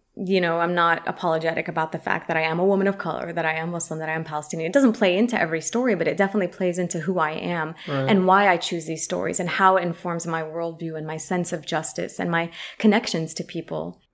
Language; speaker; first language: English; early bilingual, other home language; Arabic